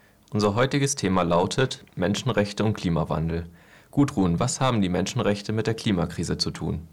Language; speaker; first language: German; native; German